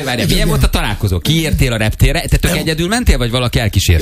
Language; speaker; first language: Hungarian; native; Hungarian